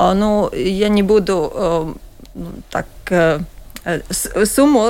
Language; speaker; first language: Russian; non-native, local second language; Latvian